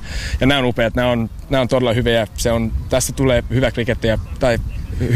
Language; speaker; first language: Finnish; non-native, learner; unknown